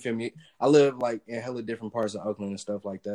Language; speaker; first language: English; native; English